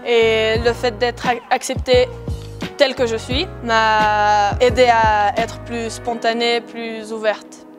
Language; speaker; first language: French; non-native, fluent; Spanish